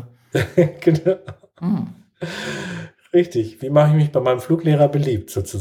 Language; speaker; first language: German; native; German